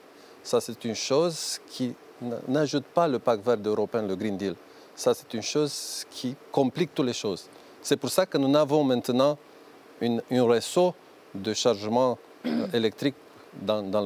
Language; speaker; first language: French; non-native, fluent; Romanian